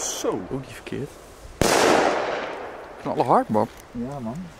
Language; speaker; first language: Dutch; native; Dutch